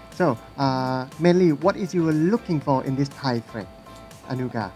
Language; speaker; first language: English; non-native, fluent; Thai